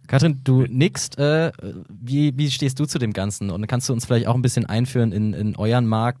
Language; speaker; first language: German; native; German